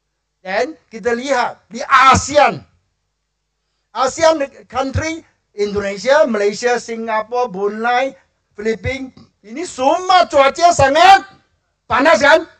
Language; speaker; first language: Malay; non-native, local second language; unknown